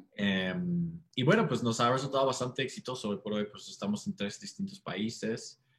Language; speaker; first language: Spanish; non-native, fluent; English